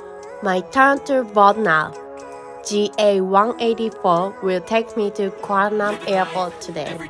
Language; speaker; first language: English; non-native, fluent; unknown